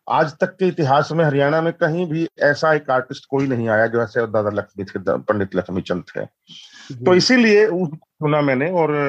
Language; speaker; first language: Hindi; native; Hindi